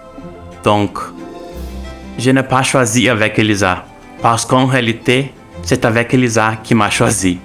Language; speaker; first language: French; non-native, learner; Spanish